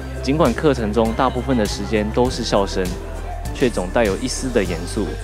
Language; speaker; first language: Chinese; native; Chinese